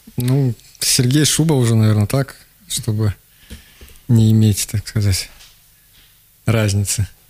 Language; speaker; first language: Russian; native; Russian